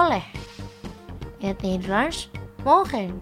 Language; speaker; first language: Dutch; non-native, learner; Indonesian